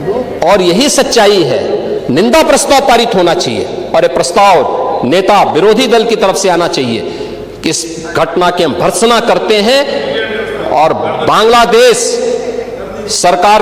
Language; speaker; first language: Hindi; native; Hindi